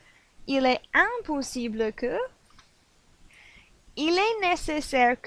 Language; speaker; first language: French; non-native, fluent; English